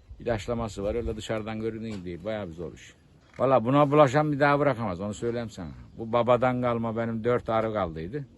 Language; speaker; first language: Turkish; native; Turkish